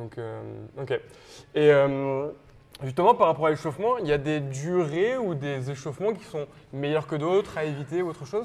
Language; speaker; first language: French; native; French